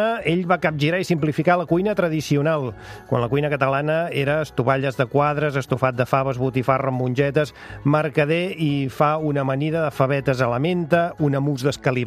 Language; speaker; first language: Catalan; native; Catalan